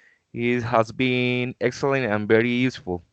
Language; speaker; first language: English; non-native, learner; Spanish